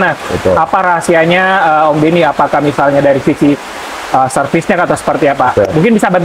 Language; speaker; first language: Indonesian; native; Indonesian